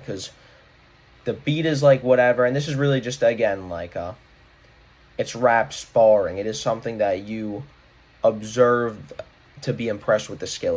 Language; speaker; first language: English; native; English